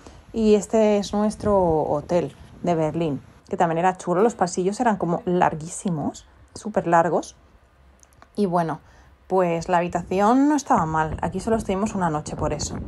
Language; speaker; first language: Spanish; native; Spanish